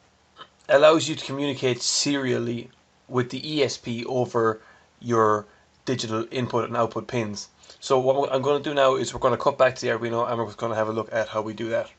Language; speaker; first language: English; native; English